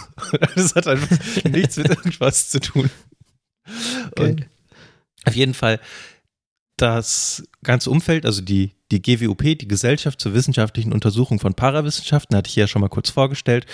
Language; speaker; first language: German; native; German